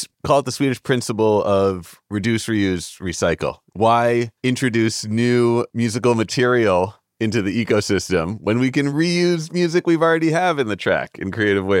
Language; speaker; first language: English; native; English